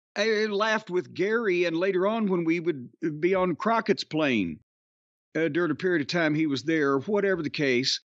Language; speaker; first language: English; native; English